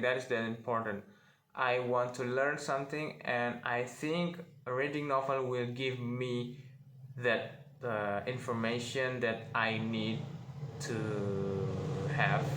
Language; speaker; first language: English; non-native, learner; Indonesian